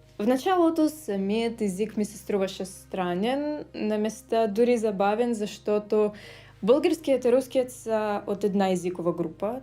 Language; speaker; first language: Bulgarian; early bilingual, other home language; Russian